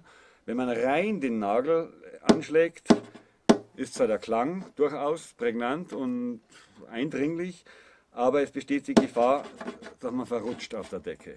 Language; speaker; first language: German; native; German